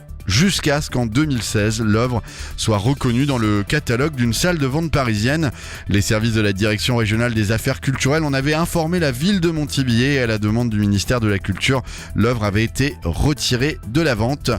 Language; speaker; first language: French; native; French